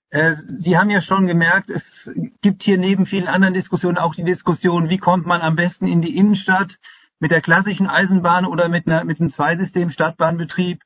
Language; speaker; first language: German; native; German